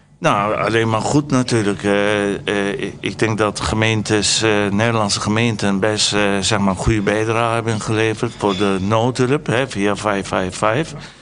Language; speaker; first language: Dutch; non-native, fluent; Turkish